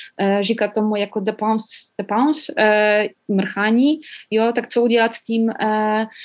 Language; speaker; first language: Czech; non-native, learner; Polish